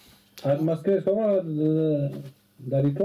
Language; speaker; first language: Russian; non-native, learner; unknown